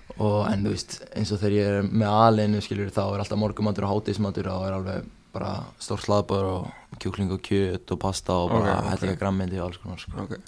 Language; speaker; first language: Icelandic; native; Icelandic